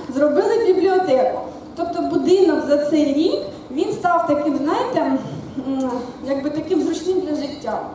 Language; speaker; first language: Ukrainian; non-native, local second language; Russian